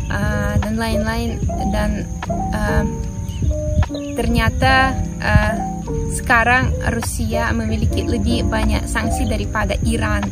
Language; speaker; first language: Indonesian; non-native, fluent; Russian